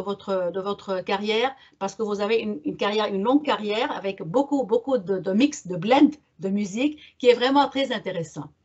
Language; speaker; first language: French; non-native, local second language; Arabic